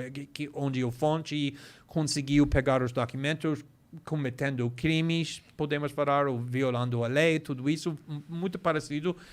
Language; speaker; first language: Portuguese; non-native, fluent; English